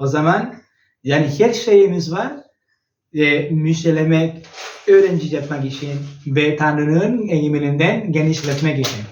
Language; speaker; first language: Turkish; non-native, learner; Spanish